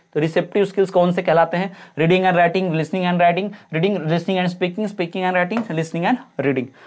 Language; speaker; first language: Hindi; native; Hindi